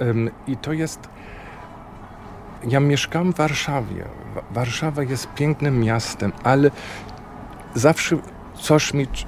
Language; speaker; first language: Polish; non-native, fluent; German